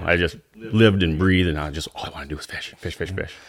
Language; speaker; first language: English; native; English